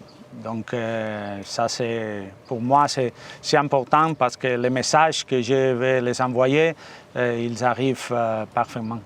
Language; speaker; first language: French; non-native, fluent; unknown